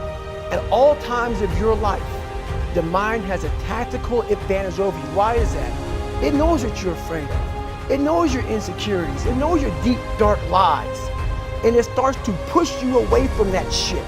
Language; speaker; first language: English; native; English